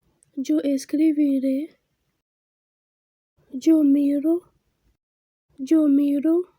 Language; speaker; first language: Spanish; non-native, fluent; Haitian Creole